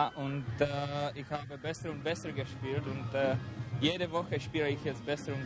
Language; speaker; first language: German; non-native, learner; Czech